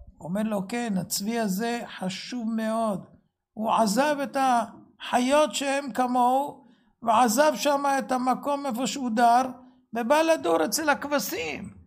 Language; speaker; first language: Hebrew; native; Hebrew